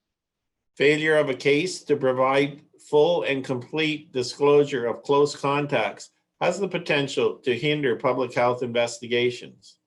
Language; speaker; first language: English; native; English